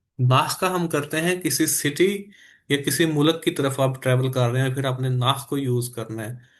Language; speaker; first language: Urdu; native; Urdu